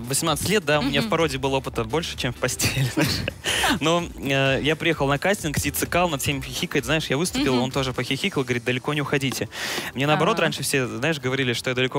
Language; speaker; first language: Russian; native; Russian